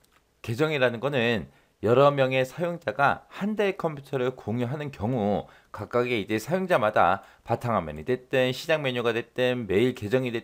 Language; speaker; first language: Korean; native; Korean